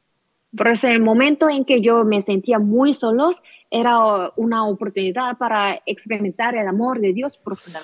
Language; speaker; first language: Spanish; non-native, learner; Korean